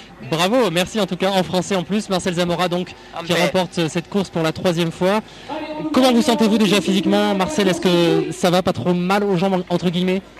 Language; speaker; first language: French; native; French